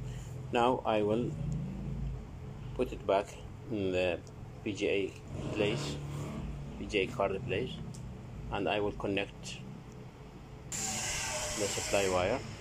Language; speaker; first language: English; non-native, learner; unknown